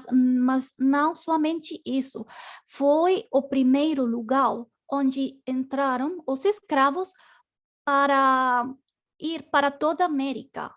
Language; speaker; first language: Portuguese; non-native, learner; Spanish